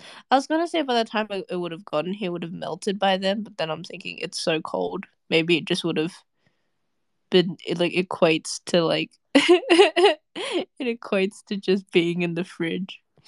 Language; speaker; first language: English; native; English